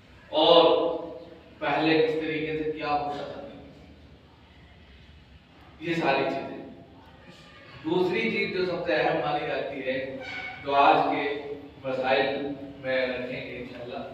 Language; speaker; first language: Urdu; native; Urdu